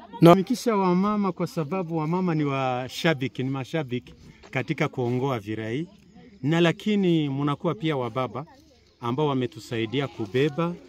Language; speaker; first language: Swahili; native; Swahili